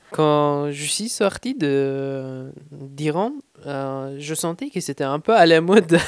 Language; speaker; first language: French; non-native, fluent; Persian